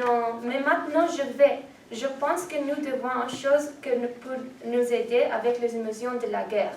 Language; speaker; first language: French; non-native, learner; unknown